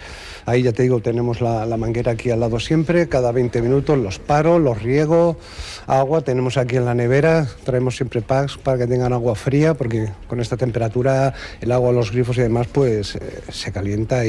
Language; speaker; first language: Spanish; non-native, local second language; Catalan